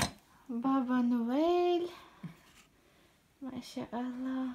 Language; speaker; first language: Arabic; non-native, fluent; Ukrainian